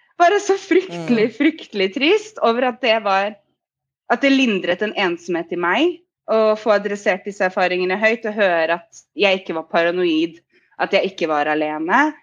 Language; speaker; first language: Norwegian; native; Norwegian